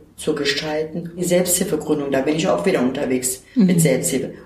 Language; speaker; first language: German; non-native, fluent; Turkish